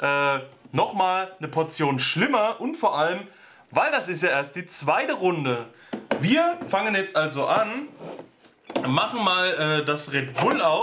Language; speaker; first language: German; native; German